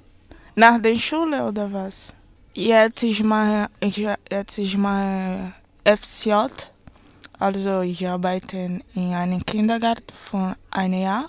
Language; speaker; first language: German; non-native, learner; Portuguese